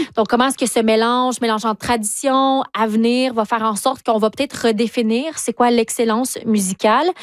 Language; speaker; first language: French; native; French